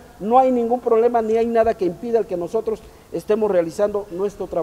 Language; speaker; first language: Spanish; native; Spanish